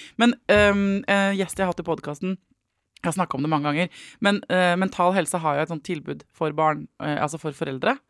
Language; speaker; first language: Norwegian; native; Norwegian